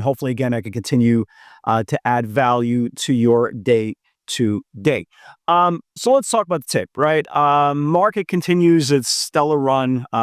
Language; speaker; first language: English; native; English